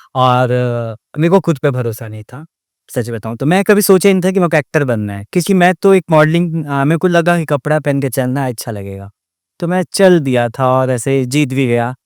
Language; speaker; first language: Hindi; non-native, local second language; Odia